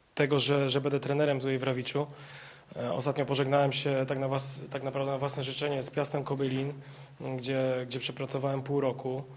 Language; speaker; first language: Polish; native; Polish